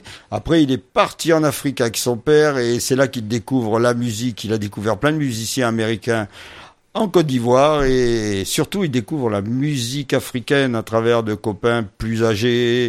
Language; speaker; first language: French; native; French